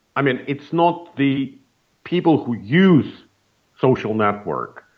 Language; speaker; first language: English; non-native, fluent; Russian